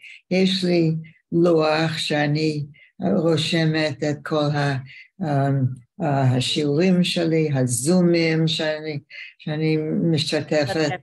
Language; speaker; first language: Hebrew; non-native, fluent; English